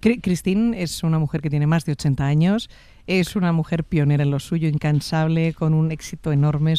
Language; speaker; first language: Spanish; native; Spanish